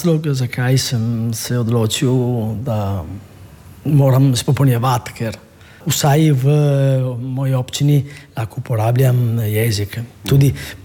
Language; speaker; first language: Slovenian; non-native, fluent; Italian